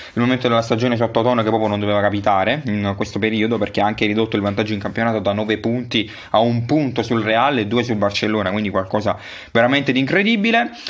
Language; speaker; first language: Italian; native; Italian